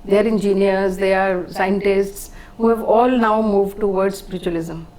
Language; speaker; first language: English; non-native, local second language; Hindi